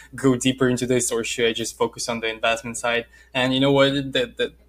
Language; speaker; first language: English; non-native, fluent; Russian